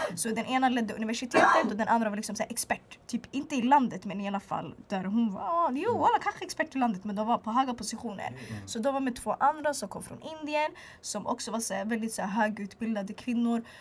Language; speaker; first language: Swedish; early bilingual, other home language; Arabic